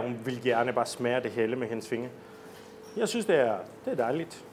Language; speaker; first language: Danish; non-native, fluent; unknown